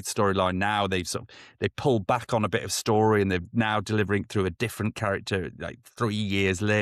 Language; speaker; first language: English; native; English